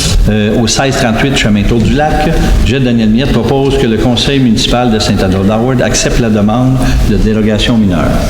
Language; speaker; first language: French; native; French